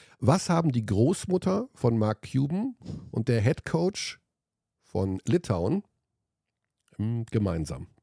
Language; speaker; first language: German; native; German